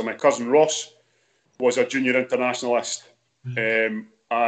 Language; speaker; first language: English; native; English